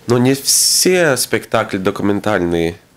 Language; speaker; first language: Russian; non-native, local second language; Latvian